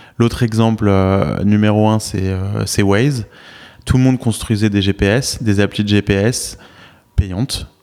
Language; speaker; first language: French; native; French